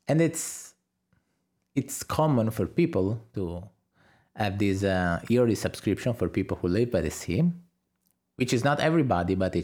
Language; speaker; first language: English; non-native, fluent; Italian